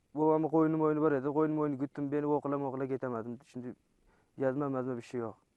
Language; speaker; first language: Turkish; non-native, learner; Persian